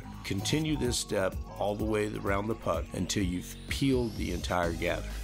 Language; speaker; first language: English; native; English